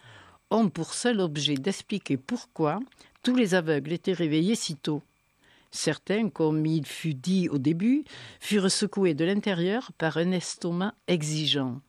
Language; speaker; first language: French; native; French